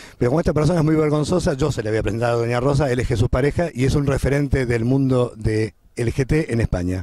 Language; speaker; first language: Spanish; native; Spanish